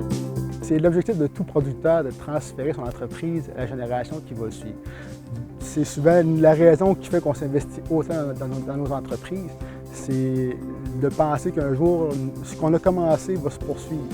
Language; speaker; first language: French; native; French